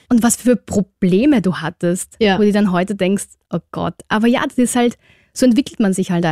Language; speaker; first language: German; native; German